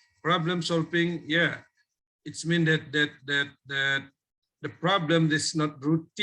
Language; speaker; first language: English; non-native, fluent; Indonesian